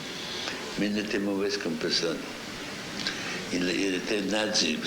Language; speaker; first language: French; non-native, fluent; Russian